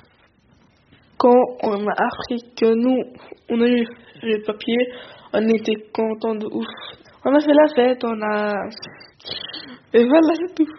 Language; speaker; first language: French; early bilingual, other home language; Arabic